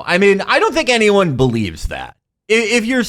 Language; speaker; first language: English; native; English